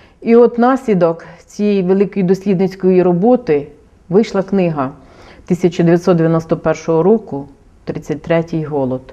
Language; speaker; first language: Ukrainian; native; Ukrainian